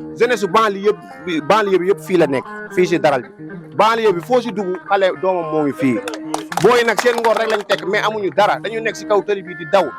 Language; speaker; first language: Wolof; non-native, local second language; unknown